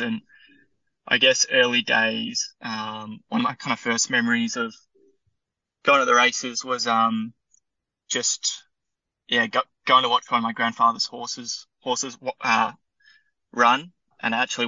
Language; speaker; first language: English; native; English